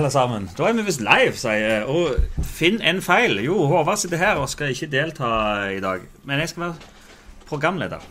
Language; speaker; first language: Norwegian; native; Norwegian